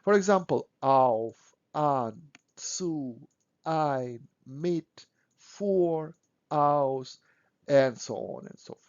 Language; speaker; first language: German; non-native, fluent; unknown